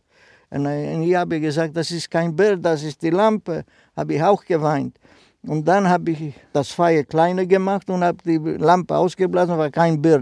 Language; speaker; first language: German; non-native, learner; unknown